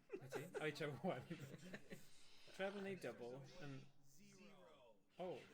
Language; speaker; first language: Welsh; native; Welsh